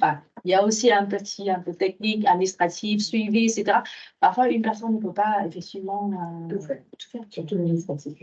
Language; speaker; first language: French; non-native, fluent; Vietnamese